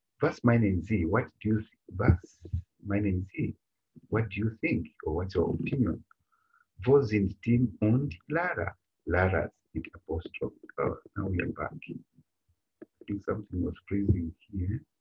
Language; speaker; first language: English; non-native, local second language; Bemba